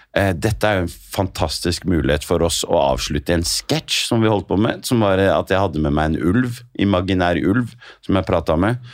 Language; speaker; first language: Norwegian; early bilingual, other home language; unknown